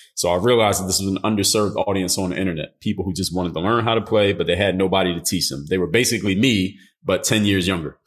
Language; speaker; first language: English; native; English